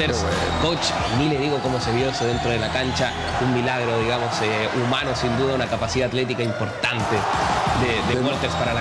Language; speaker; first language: Spanish; native; Spanish